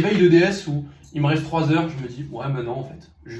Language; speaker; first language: French; native; French